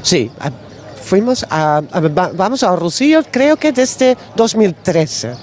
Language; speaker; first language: Spanish; non-native, learner; Dutch